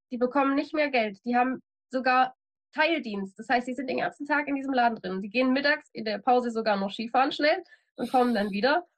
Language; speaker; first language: German; native; German